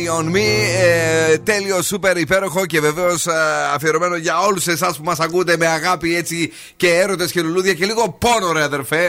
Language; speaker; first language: Greek; native; Greek